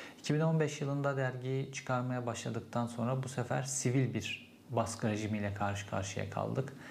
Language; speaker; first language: Turkish; native; Turkish